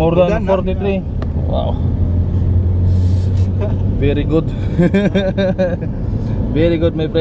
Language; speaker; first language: English; non-native, learner; Filipino